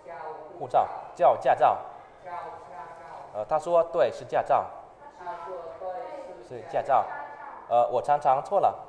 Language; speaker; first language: Chinese; non-native, fluent; Vietnamese